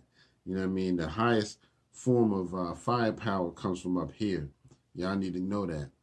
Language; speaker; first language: English; native; English